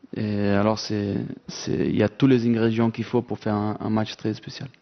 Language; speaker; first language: French; non-native, fluent; Portuguese